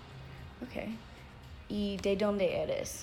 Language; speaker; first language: Spanish; non-native, learner; English